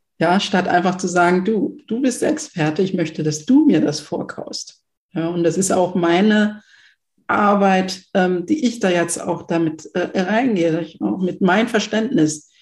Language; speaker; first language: German; early bilingual, other home language; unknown